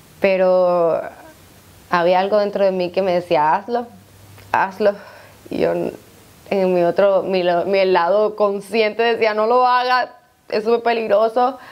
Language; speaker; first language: Spanish; native; Spanish